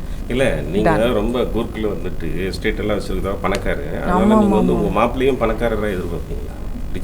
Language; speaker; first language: Tamil; native; Tamil